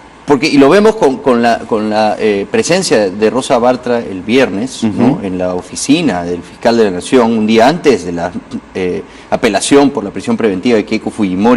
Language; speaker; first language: Spanish; native; Spanish